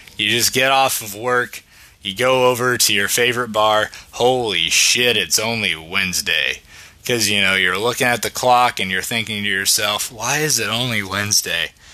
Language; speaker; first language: English; native; English